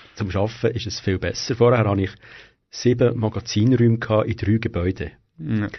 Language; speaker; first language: German; native; German